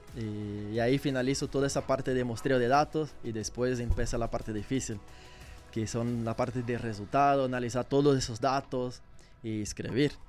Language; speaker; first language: Spanish; non-native, learner; Portuguese